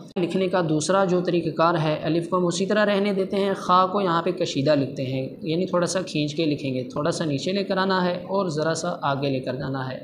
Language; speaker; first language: Urdu; non-native, local second language; Punjabi